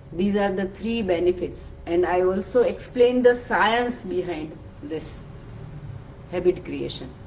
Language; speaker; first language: English; non-native, local second language; Gujarati